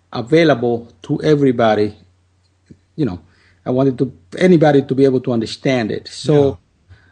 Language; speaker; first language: English; non-native, fluent; Spanish